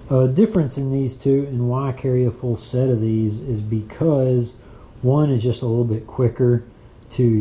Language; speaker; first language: English; native; English